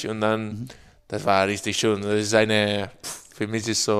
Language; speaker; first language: German; non-native, learner; Spanish